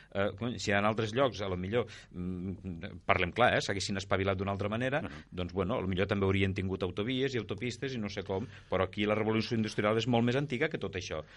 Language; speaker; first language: Catalan; native; Catalan